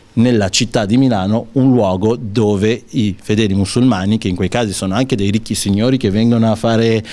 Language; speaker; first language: Italian; non-native, fluent; Urdu